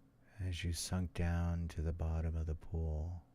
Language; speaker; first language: English; native; English